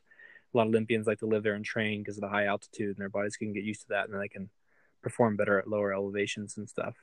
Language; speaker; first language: English; native; English